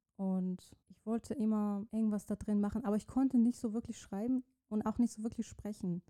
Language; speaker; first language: German; non-native, fluent; Persian